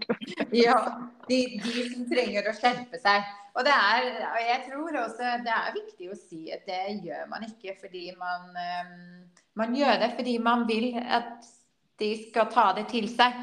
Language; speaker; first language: Norwegian; non-native, fluent; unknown